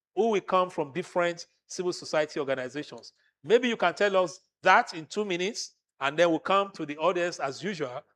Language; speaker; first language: English; non-native, local second language; Yoruba